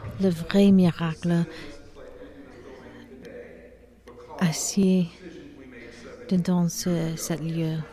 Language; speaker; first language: French; non-native, learner; English